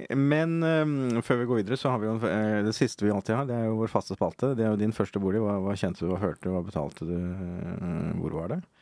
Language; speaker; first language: Norwegian; native; Norwegian